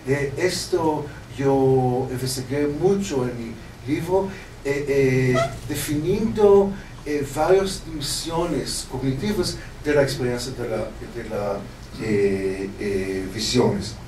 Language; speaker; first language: Spanish; non-native, learner; Hebrew